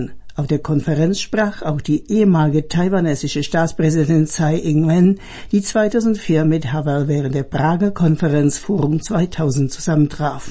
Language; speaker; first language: German; native; German